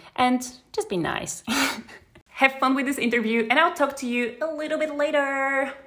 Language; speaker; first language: English; non-native, fluent; Bulgarian